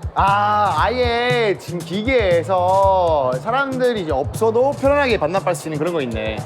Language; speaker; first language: Korean; non-native, fluent; French